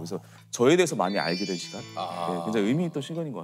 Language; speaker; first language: Korean; native; Korean